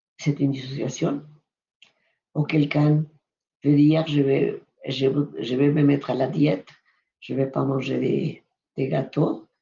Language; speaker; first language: French; non-native, fluent; Spanish